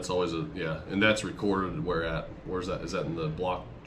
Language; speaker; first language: English; native; English